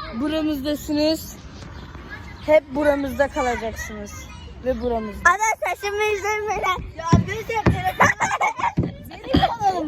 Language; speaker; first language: Turkish; native; Turkish